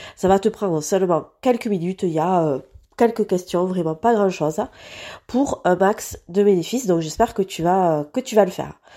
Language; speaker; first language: French; native; French